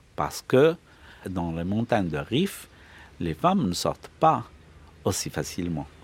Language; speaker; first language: French; non-native, local second language; Arabic